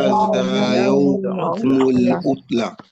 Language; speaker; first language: Arabic; non-native, learner; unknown